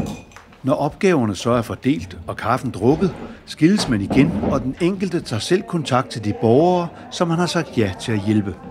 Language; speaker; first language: Danish; native; Danish